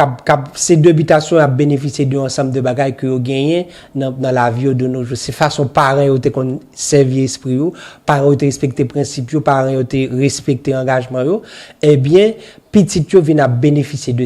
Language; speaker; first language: Haitian Creole; native; Haitian Creole